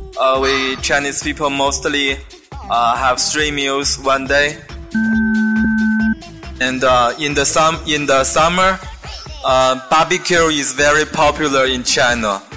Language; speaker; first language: English; non-native, fluent; Chinese